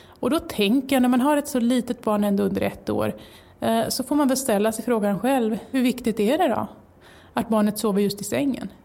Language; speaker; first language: Swedish; native; Swedish